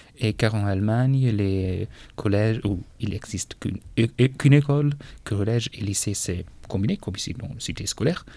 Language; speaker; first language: French; non-native, fluent; German